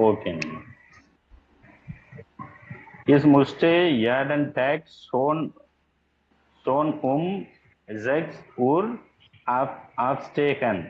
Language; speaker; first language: German; non-native, learner; Tamil